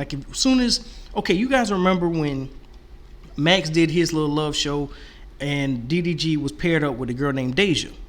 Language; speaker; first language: English; native; English